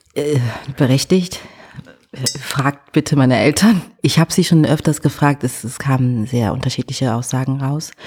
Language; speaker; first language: German; early bilingual, other home language; French